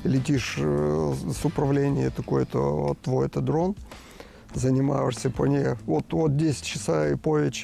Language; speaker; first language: Bulgarian; non-native, learner; Russian